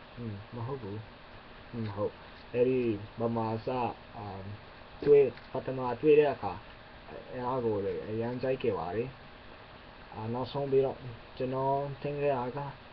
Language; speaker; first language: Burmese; non-native, learner; English